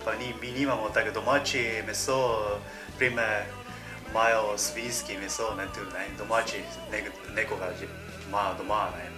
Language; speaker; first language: Slovenian; non-native, learner; Japanese